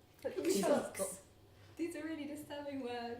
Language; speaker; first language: English; native; English